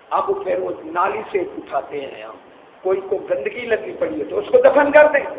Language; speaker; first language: Urdu; non-native, local second language; Punjabi